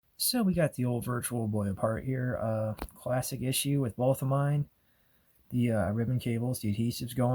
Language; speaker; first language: English; native; English